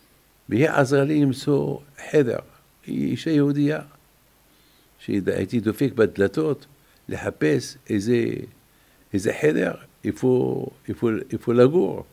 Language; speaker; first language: Hebrew; non-native, fluent; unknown